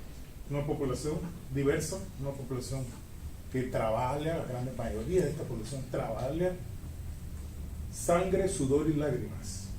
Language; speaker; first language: Portuguese; non-native, fluent; Spanish